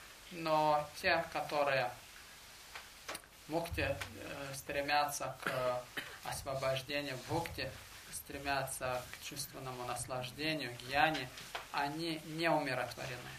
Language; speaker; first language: Russian; native; Russian